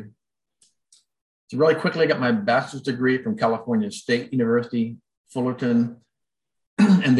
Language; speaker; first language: English; native; English